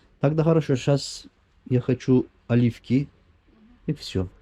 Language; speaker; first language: Russian; non-native, learner; Turkish